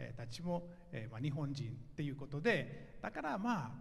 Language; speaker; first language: Japanese; non-native, fluent; Italian